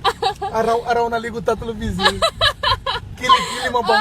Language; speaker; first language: Filipino; non-native, learner; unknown